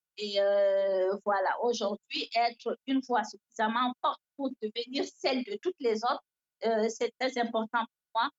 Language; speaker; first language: French; non-native, local second language; Fula